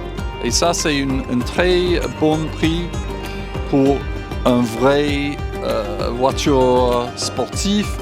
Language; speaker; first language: French; non-native, fluent; English